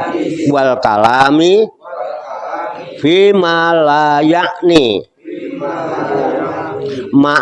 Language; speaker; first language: Arabic; non-native, fluent; Indonesian